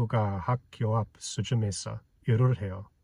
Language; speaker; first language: Korean; non-native, learner; English